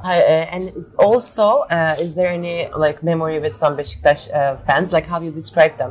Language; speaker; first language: English; non-native, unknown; Turkish